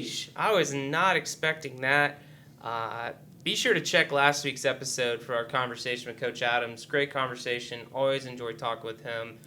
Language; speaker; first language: English; native; English